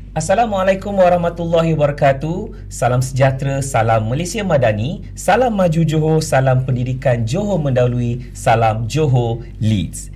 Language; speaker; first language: Malay; native; Malay